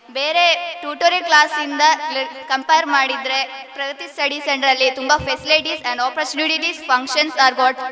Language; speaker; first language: Kannada; non-native, local second language; Malayalam